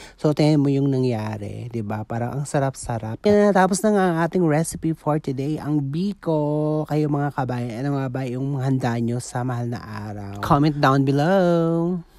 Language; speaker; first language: Filipino; non-native, local second language; Cebuano